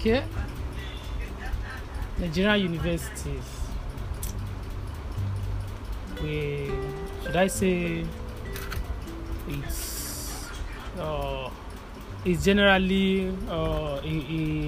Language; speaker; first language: English; non-native, local second language; Yoruba